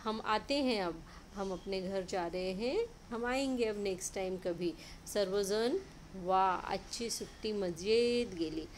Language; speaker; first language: Hindi; non-native, local second language; Marathi